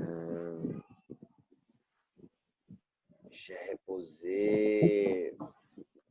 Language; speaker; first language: French; non-native, learner; Portuguese